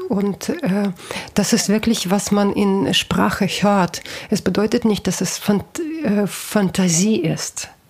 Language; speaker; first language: German; non-native, fluent; Russian